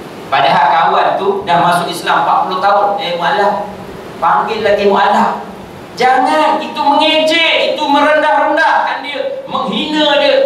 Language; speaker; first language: Malay; native; Malay